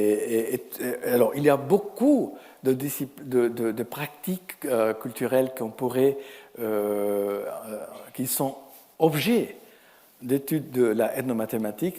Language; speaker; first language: French; non-native, fluent; Spanish